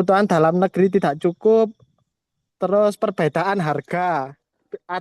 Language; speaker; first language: Indonesian; native; Indonesian